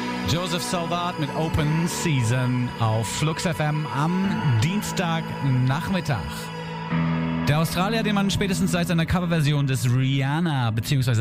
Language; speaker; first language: German; native; German